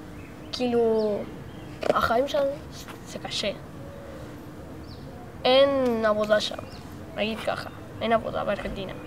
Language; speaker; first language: Hebrew; non-native, learner; Spanish